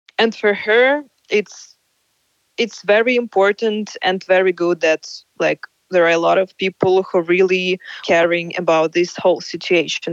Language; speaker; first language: English; non-native, fluent; Ukrainian